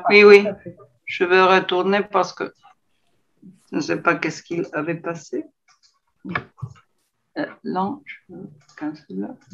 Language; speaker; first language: French; non-native, learner; Spanish